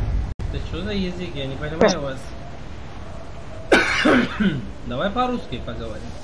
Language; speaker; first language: Russian; non-native, learner; Uzbek